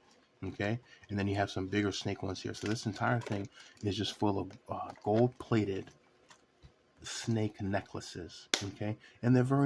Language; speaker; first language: English; native; English